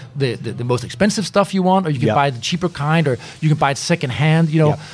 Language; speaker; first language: English; non-native, fluent; Danish